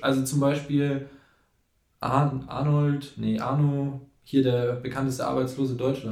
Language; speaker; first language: German; native; German